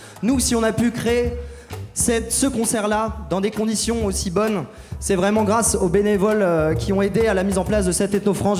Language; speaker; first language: French; native; French